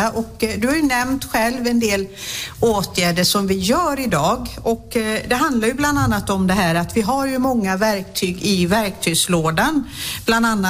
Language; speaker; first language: Swedish; native; Swedish